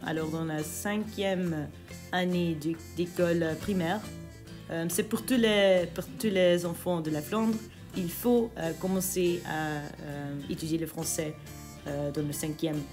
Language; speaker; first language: French; non-native, local second language; Dutch